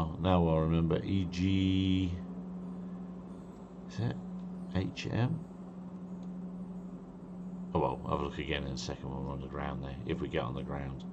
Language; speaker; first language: English; native; English